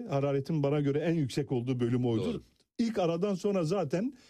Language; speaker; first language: Turkish; native; Turkish